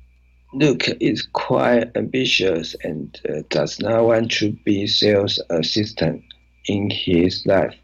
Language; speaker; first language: English; non-native, learner; Chinese